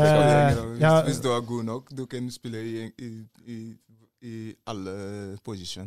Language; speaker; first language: Norwegian; non-native, learner; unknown